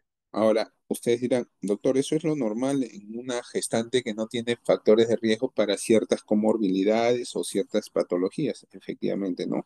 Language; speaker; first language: Spanish; native; Spanish